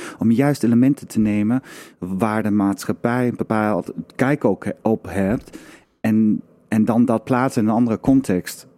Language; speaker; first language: Dutch; non-native, fluent; Danish